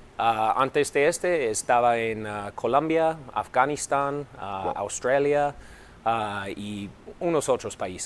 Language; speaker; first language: Spanish; non-native, fluent; English